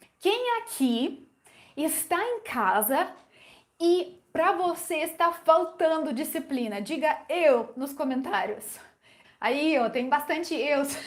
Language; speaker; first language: Portuguese; non-native, fluent; Ukrainian